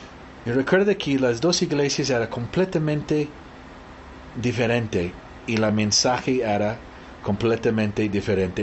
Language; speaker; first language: Spanish; early bilingual, heritage; Spanish